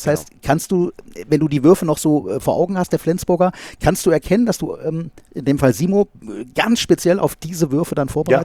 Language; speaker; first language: German; native; German